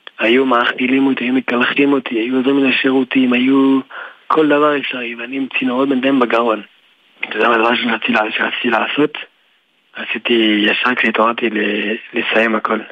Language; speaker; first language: Hebrew; early bilingual, other home language; French